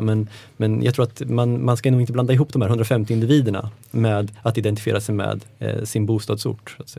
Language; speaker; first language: Swedish; native; Swedish